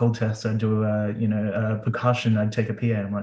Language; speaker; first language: English; native; English